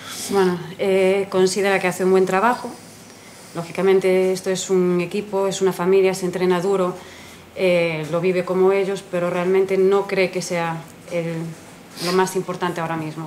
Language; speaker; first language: Spanish; native; Spanish